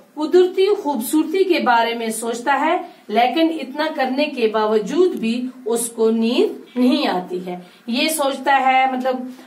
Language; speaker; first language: Urdu; non-native, local second language; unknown